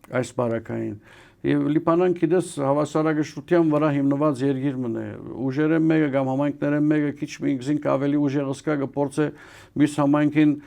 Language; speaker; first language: Armenian; early bilingual, heritage; Armenian